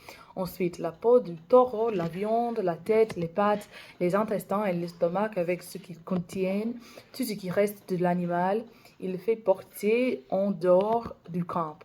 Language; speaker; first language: French; non-native, fluent; English